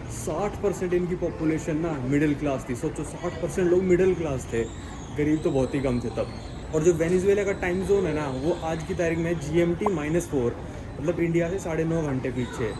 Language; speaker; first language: Hindi; native; Hindi